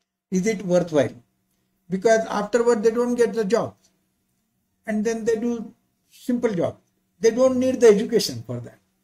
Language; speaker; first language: English; non-native, local second language; Marathi